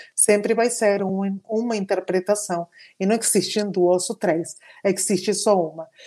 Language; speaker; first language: Portuguese; non-native, fluent; Spanish